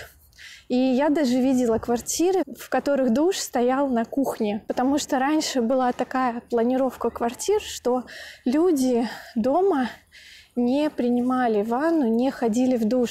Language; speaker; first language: Russian; native; Russian